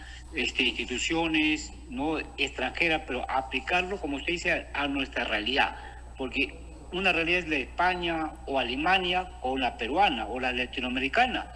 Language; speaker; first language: Spanish; native; Spanish